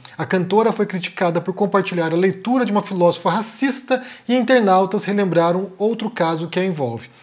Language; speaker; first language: Portuguese; native; Portuguese